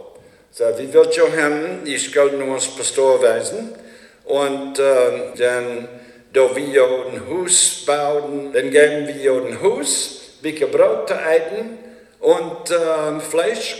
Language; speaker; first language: German; early bilingual, heritage; Low German